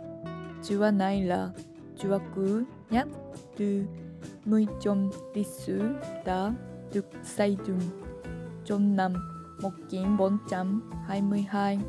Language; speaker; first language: Vietnamese; non-native, learner; Japanese